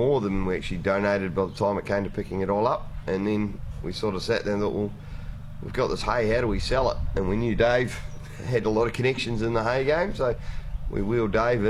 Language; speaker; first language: English; native; English